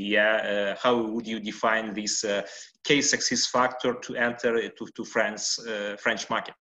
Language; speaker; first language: English; non-native, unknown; Ukrainian